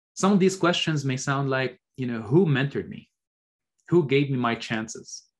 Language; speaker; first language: English; non-native, fluent; Arabic